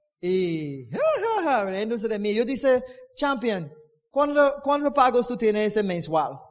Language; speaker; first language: Spanish; non-native, learner; English